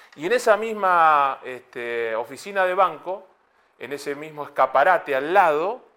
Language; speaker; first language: Spanish; native; Spanish